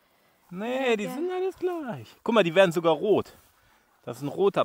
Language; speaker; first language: German; native; German